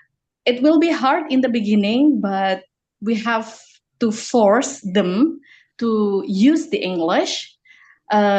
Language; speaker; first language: English; non-native, fluent; Indonesian